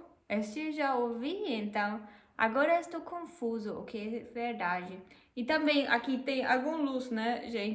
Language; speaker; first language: Portuguese; non-native, fluent; German